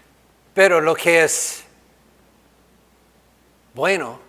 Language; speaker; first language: Spanish; non-native, fluent; English